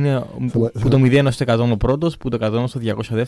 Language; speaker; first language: Greek; native; Greek